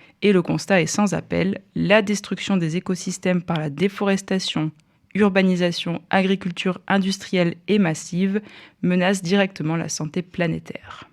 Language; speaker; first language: French; native; French